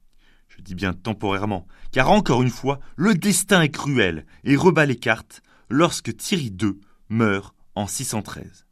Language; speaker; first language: French; native; French